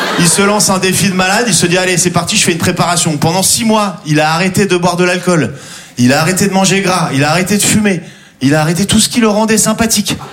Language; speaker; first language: French; native; French